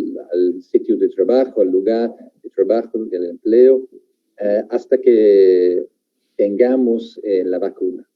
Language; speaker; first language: Spanish; non-native, fluent; English